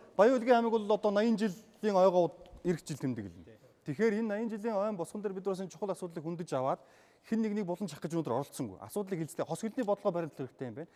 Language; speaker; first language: Mongolian; native; Mongolian